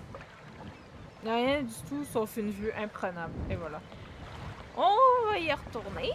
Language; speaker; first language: French; native; French